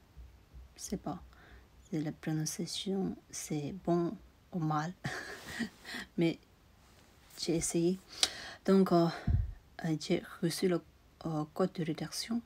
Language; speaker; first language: French; non-native, learner; Tibetan